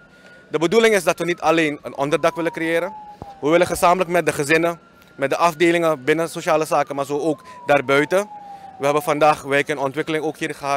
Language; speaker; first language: Dutch; native; Dutch